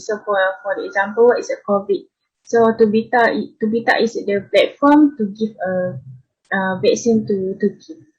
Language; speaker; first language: English; non-native, learner; Malay